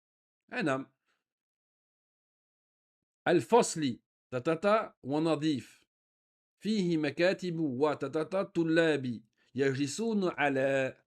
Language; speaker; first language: Arabic; non-native, fluent; French